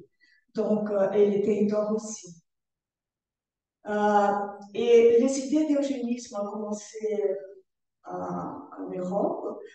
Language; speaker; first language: French; non-native, learner; Portuguese